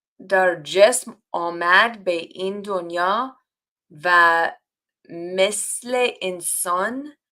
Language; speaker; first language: Persian; non-native, learner; English